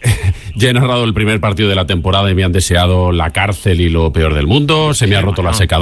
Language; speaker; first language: Spanish; native; Spanish